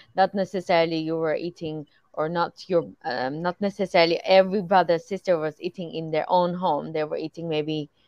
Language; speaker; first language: English; non-native, fluent; Persian